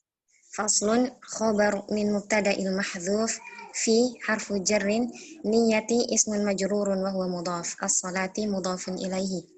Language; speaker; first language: Arabic; non-native, learner; Indonesian